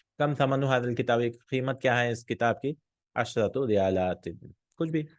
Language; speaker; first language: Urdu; native; Urdu